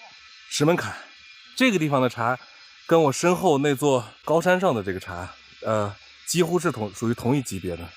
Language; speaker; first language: Chinese; native; Chinese